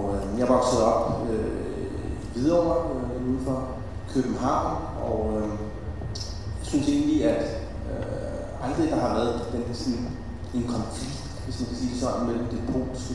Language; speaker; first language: Danish; early bilingual, other home language; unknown